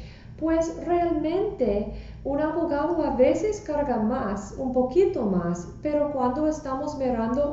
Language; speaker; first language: Spanish; non-native, fluent; English